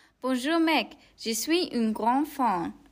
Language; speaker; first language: French; non-native, learner; German